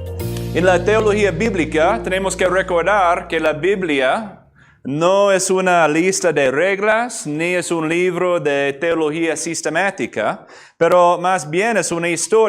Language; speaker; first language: Spanish; non-native, fluent; English